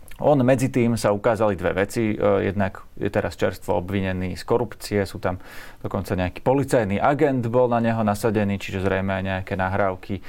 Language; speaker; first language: Slovak; native; Slovak